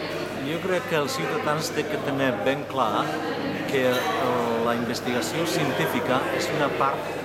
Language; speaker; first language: Catalan; non-native, fluent; Basque